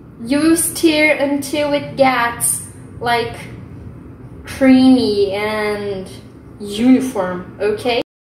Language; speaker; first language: English; non-native, fluent; Portuguese